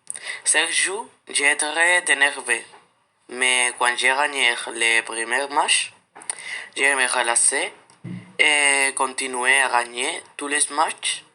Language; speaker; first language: French; non-native, learner; Spanish